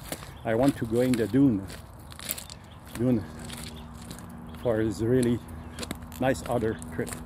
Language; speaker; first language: English; non-native, learner; French